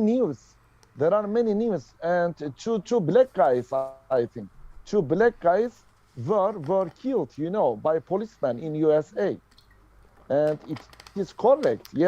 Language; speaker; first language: English; non-native, learner; Turkish